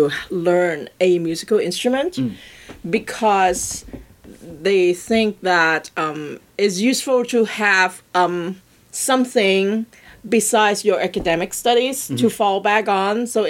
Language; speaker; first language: English; non-native, local second language; Cantonese